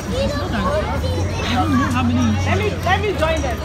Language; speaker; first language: English; non-native, local second language; Igbo